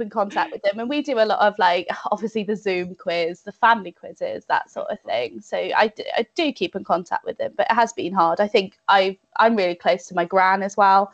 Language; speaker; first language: English; native; English